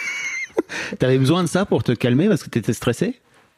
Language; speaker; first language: French; native; French